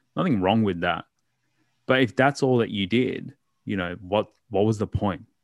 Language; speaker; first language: English; native; English